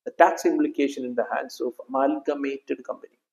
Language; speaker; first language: English; non-native, local second language; Malayalam